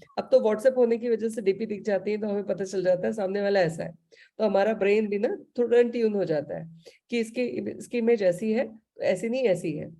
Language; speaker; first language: Hindi; native; Hindi